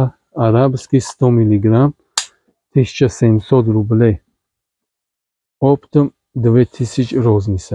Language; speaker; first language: Russian; non-native, learner; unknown